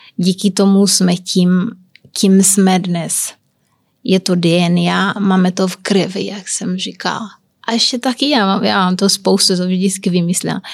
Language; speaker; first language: Czech; non-native, learner; Kabuverdianu